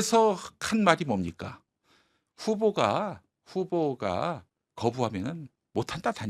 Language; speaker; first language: Korean; native; Korean